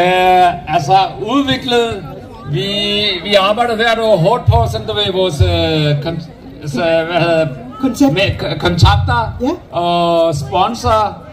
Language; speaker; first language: Danish; early bilingual, other home language; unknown